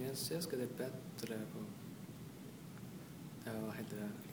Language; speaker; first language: Swedish; non-native, learner; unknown